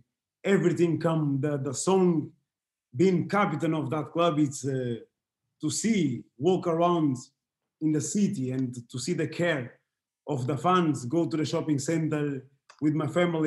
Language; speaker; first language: English; non-native, fluent; Portuguese